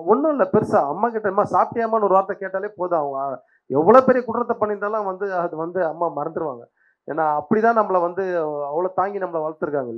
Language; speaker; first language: Tamil; native; Tamil